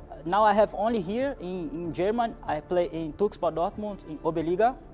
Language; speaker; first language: English; non-native, learner; Portuguese